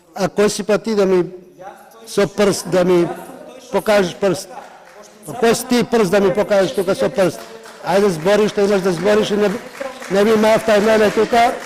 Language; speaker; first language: Macedonian; non-native, local second language; Albanian